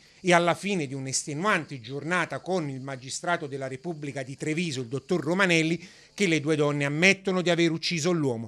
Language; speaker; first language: Italian; native; Italian